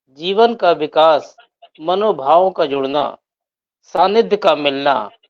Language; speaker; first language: Hindi; native; Hindi